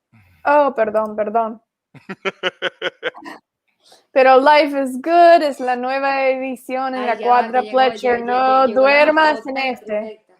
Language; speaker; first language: Spanish; non-native, fluent; English